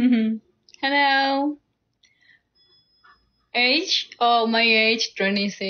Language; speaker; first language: English; non-native, learner; Japanese